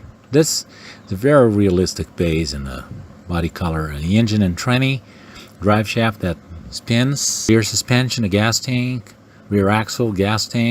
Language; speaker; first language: English; non-native, fluent; Portuguese